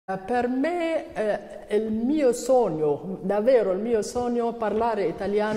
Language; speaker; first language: Italian; non-native, learner; Arabic